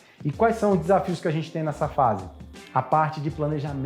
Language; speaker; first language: Portuguese; native; Portuguese